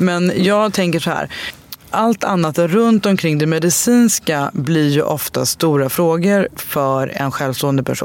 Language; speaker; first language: Swedish; native; Swedish